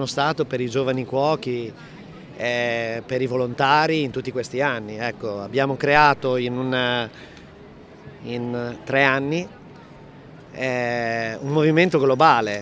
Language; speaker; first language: Italian; native; Italian